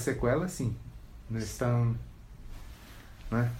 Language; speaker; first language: Spanish; non-native, learner; Portuguese